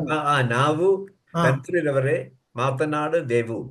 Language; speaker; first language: Kannada; non-native, learner; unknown